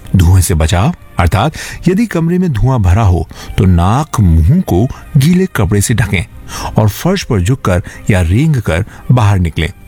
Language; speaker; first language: Hindi; native; Hindi